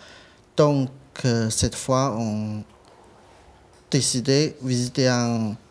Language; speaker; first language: French; non-native, learner; Chinese